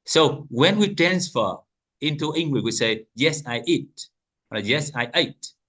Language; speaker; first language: English; non-native, fluent; Vietnamese